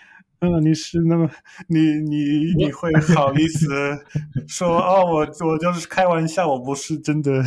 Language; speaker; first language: Chinese; non-native, fluent; English